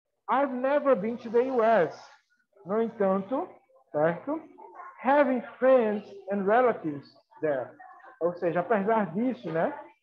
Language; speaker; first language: English; non-native, fluent; Portuguese